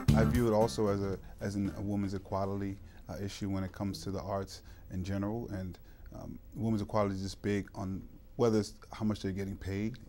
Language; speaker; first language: English; native; English